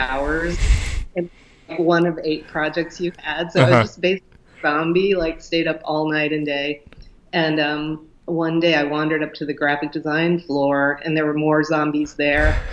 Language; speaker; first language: English; native; English